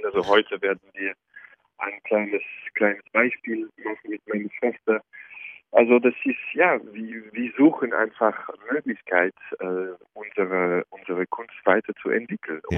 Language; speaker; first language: German; non-native, fluent; French